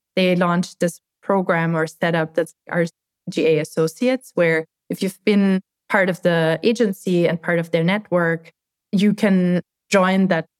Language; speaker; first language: English; non-native, fluent; German